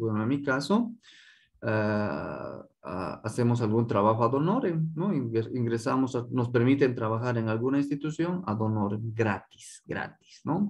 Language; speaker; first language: Spanish; native; Spanish